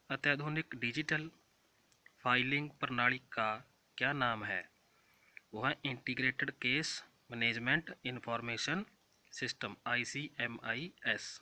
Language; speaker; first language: Hindi; non-native, local second language; Punjabi